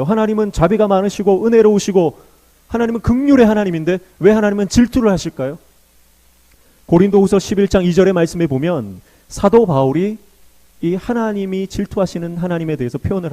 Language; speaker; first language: Korean; native; Korean